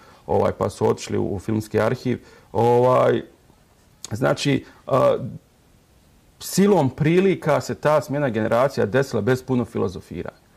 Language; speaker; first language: Serbian; native; Serbian